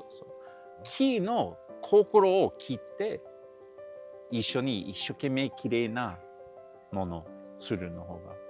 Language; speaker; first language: Japanese; non-native, learner; English